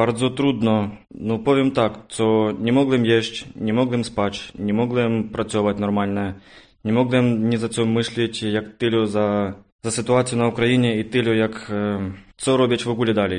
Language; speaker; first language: Polish; non-native, learner; Ukrainian